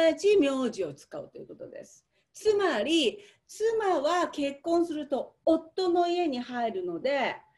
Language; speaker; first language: Japanese; native; Japanese